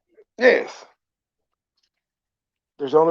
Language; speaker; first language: English; native; English